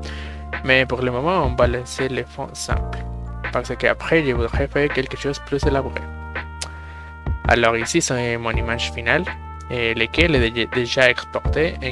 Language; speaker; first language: French; non-native, fluent; Spanish